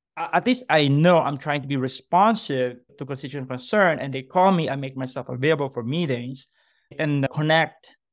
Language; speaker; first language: English; non-native, local second language; Filipino